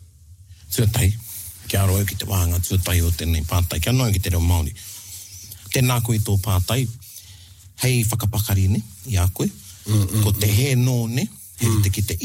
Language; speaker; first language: Māori; non-native, local second language; English